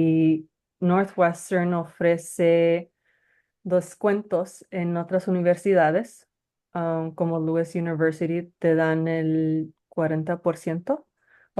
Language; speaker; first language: Spanish; early bilingual, heritage; Spanish